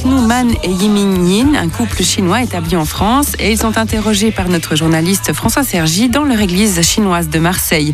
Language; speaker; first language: French; native; French